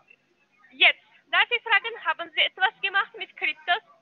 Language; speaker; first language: German; non-native, learner; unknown